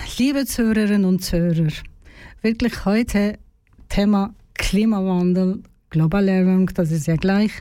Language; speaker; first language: German; non-native, learner; Turkish